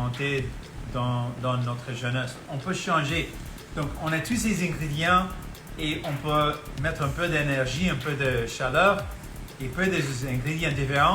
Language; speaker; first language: French; non-native, local second language; Punjabi